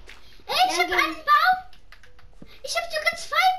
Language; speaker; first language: German; non-native, learner; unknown